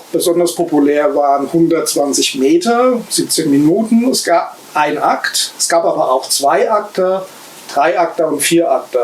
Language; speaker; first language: German; native; German